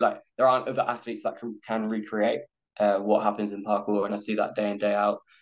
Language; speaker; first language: English; native; English